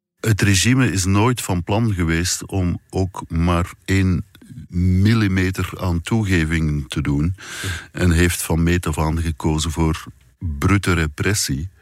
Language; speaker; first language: Dutch; native; Dutch